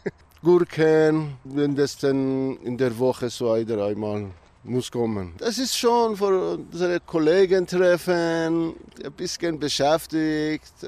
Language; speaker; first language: German; non-native, learner; Persian